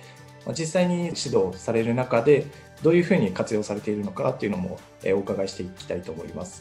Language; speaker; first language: Japanese; native; Japanese